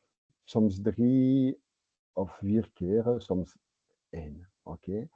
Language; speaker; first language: Dutch; non-native, local second language; French